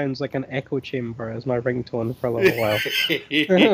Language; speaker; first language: English; native; English